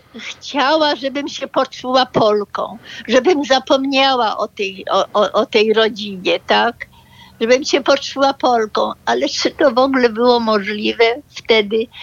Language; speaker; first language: Polish; early bilingual, other home language; German